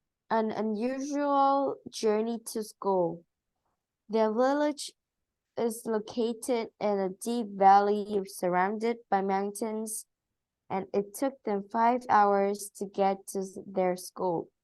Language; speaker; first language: English; non-native, learner; Vietnamese